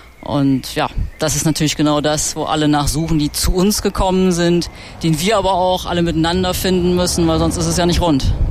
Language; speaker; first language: German; native; German